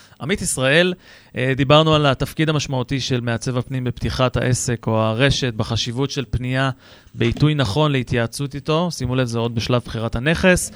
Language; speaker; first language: Hebrew; native; Hebrew